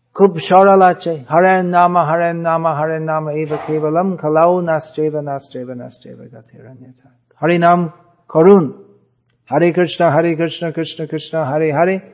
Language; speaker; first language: Bangla; non-native, fluent; English